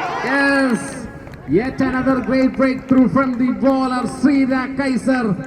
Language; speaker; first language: English; non-native, local second language; Malayalam